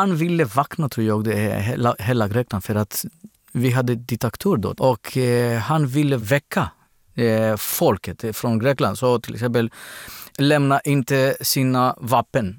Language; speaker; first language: Swedish; non-native, learner; Greek